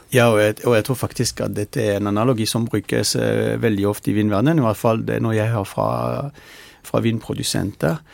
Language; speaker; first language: Norwegian; non-native, fluent; French